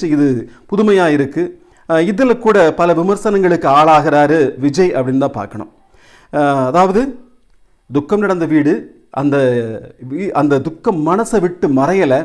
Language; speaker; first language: Tamil; native; Tamil